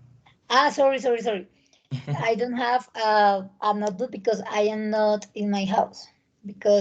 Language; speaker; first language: English; non-native, learner; Spanish